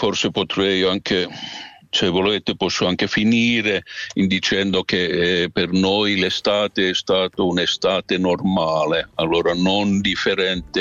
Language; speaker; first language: Italian; non-native, fluent; Finnish